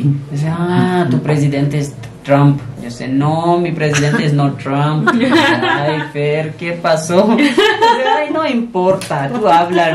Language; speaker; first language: Spanish; non-native, learner; Punjabi